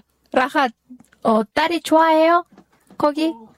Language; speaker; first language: Korean; non-native, fluent; Kyrgyz